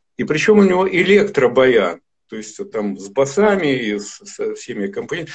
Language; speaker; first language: Russian; native; Russian